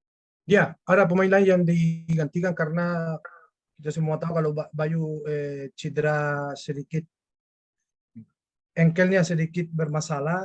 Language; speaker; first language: Indonesian; non-native, fluent; Spanish